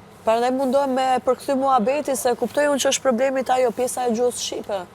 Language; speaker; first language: Albanian; native; Albanian